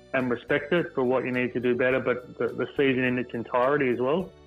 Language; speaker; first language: English; native; English